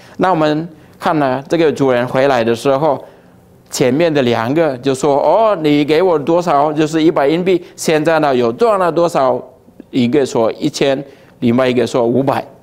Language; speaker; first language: Chinese; early bilingual, heritage; Chinese